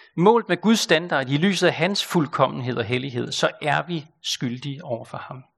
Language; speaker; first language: Danish; native; Danish